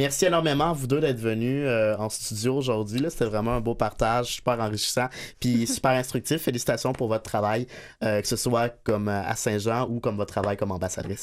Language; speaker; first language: French; native; French